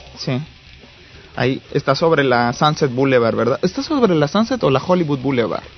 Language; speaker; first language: Spanish; native; Spanish